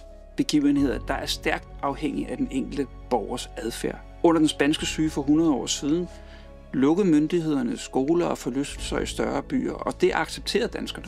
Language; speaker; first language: Danish; native; Danish